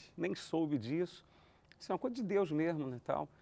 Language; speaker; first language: Portuguese; native; Portuguese